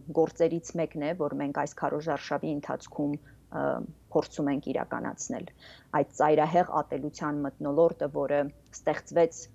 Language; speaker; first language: Armenian; native; Armenian